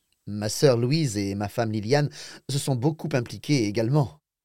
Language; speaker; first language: French; native; French